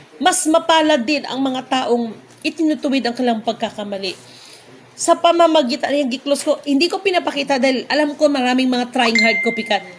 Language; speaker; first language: Filipino; non-native, local second language; Cebuano